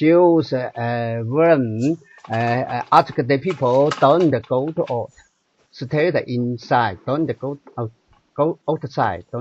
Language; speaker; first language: English; non-native, learner; Chinese